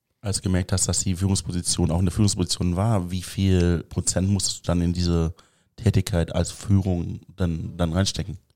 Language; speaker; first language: German; native; German